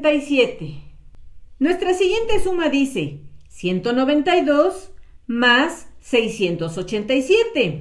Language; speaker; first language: Spanish; native; Spanish